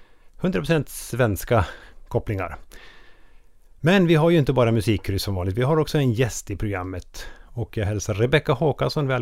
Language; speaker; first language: Swedish; native; Swedish